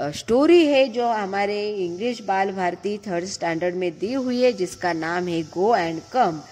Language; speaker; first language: Hindi; non-native, local second language; Marathi